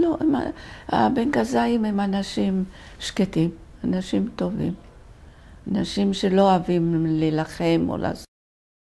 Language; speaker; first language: Hebrew; non-native, fluent; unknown